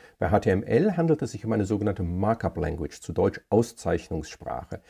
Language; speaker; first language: German; native; German